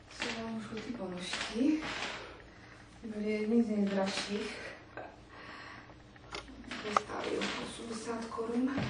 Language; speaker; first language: Czech; native; Czech